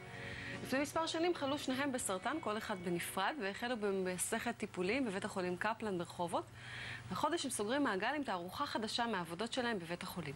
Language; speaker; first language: Hebrew; native; Hebrew